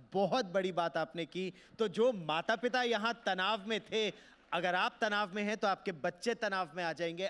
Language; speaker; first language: Hindi; native; Hindi